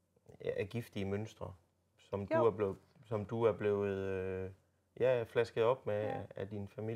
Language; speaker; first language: Danish; native; Danish